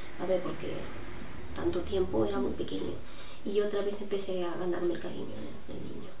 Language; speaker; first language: Spanish; native; Spanish